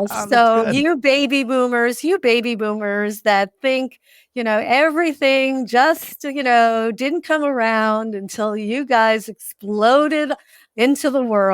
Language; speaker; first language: English; native; English